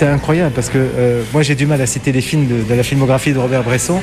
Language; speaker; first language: French; native; French